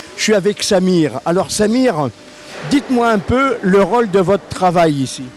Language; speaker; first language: French; native; French